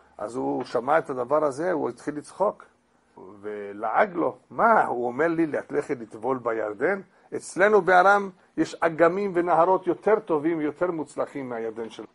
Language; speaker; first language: Hebrew; non-native, fluent; English